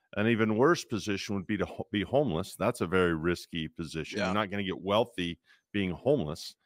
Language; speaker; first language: English; native; English